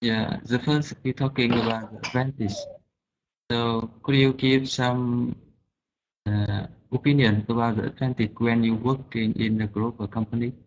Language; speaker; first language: English; non-native, learner; Vietnamese